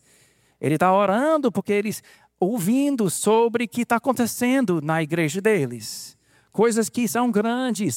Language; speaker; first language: Portuguese; non-native, fluent; English